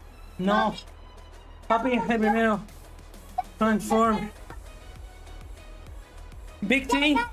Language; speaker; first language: Spanish; non-native, learner; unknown